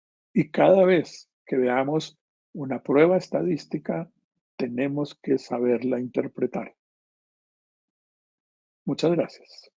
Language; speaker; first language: Spanish; native; Spanish